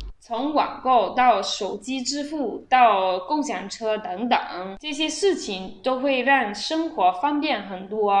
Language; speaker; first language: Chinese; non-native, fluent; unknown